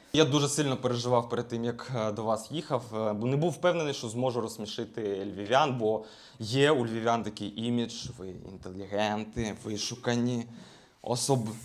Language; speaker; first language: Ukrainian; non-native, local second language; Russian